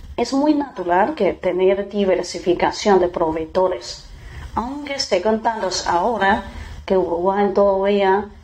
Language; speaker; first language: Spanish; non-native, fluent; Chinese